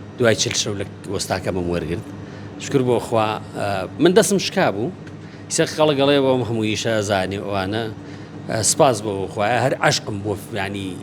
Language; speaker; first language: Central Kurdish; non-native, local second language; Gurani